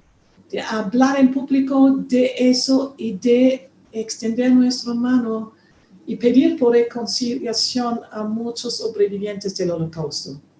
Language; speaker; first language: Spanish; non-native, fluent; German